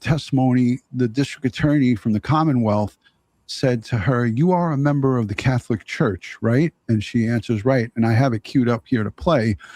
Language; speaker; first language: English; native; English